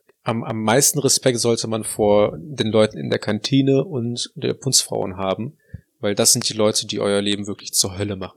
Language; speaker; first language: German; native; German